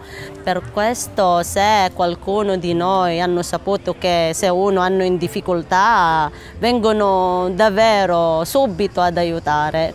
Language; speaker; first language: Italian; non-native, learner; Filipino